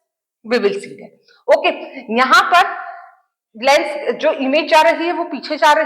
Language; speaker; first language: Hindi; native; Hindi